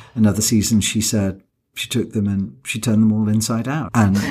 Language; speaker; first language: English; native; English